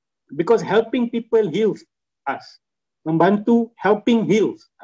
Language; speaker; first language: English; non-native, local second language; Malay